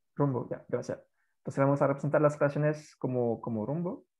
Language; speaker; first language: Spanish; non-native, fluent; French